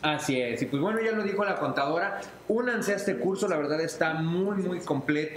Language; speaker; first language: Spanish; native; Spanish